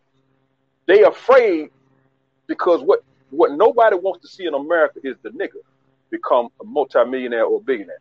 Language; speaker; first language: English; native; English